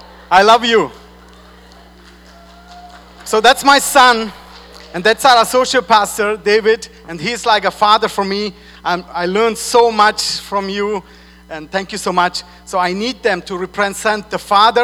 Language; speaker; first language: English; non-native, fluent; German